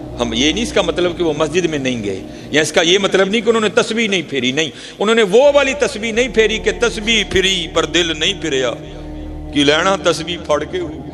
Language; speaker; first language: Urdu; non-native, local second language; Punjabi